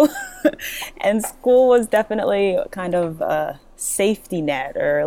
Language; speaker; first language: English; native; English